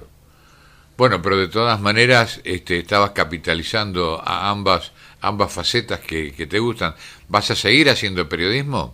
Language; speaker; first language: Spanish; native; Spanish